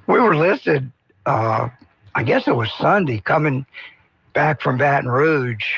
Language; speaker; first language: English; native; English